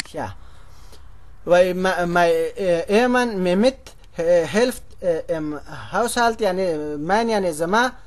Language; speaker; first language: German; non-native, fluent; Pashto